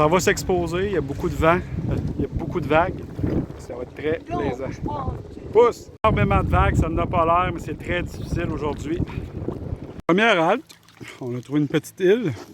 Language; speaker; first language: French; native; French